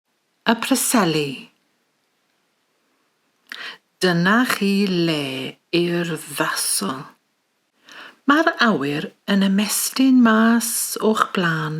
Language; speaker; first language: Welsh; native; Welsh